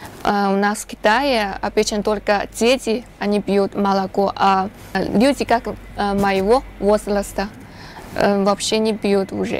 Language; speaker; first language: Russian; non-native, learner; Chinese